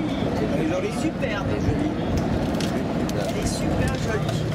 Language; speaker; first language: French; native; French